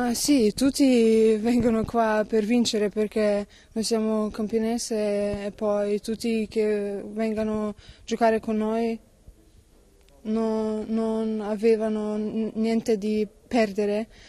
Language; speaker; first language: Italian; non-native, learner; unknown